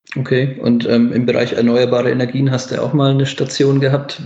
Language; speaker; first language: German; native; German